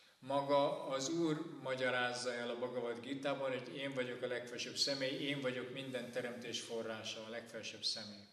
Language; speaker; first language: Hungarian; native; Hungarian